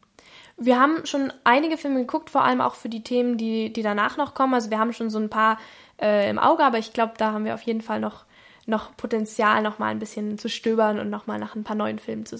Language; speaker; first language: German; native; German